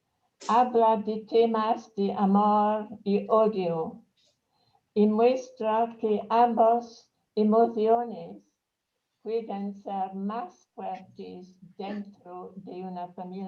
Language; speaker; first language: Spanish; non-native, fluent; English